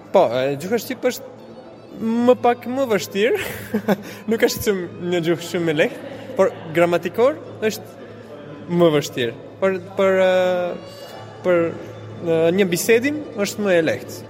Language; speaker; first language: Albanian; non-native, learner; Bulgarian